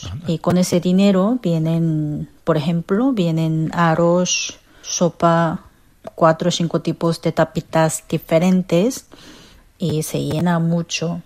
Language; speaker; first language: Spanish; non-native, learner; Korean